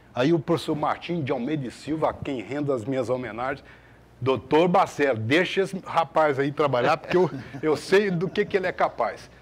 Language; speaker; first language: Portuguese; native; Portuguese